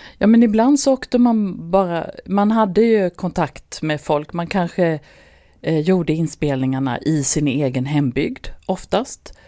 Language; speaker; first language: Swedish; native; Swedish